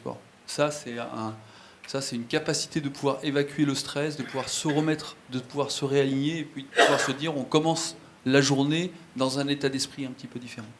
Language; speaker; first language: French; native; French